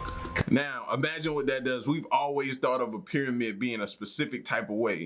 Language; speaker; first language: English; native; English